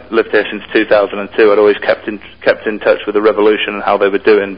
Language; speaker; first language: English; native; English